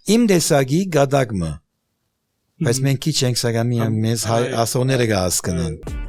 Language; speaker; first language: Armenian; early bilingual, heritage; Armenian